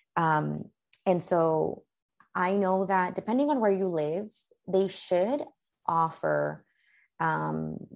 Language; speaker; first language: English; early bilingual, other home language; Spanish